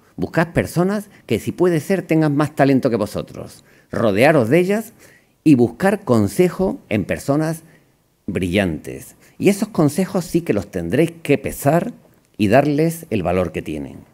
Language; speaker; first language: Spanish; native; Spanish